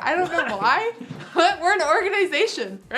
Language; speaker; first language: English; native; English